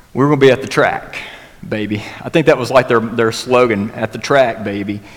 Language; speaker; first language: English; native; English